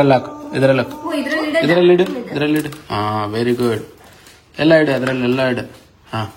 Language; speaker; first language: Kannada; native; Kannada